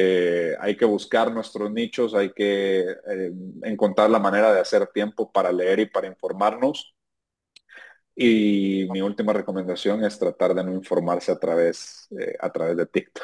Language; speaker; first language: Spanish; native; Spanish